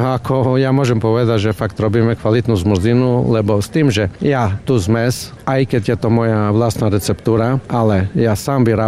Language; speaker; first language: Slovak; non-native, fluent; Croatian